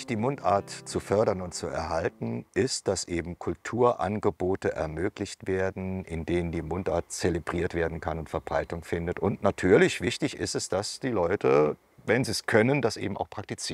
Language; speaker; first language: German; native; German